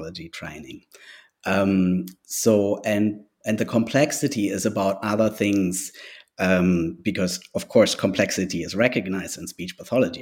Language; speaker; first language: English; non-native, fluent; German